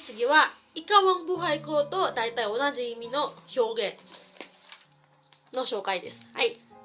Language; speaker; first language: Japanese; non-native, fluent; Filipino